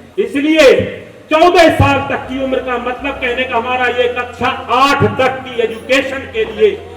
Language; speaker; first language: Hindi; native; Hindi